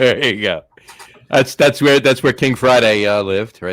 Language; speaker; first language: English; native; English